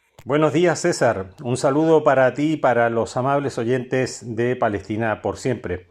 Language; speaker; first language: Spanish; native; Spanish